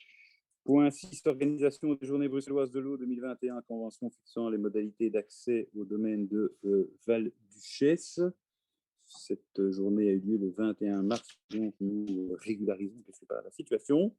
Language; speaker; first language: French; native; French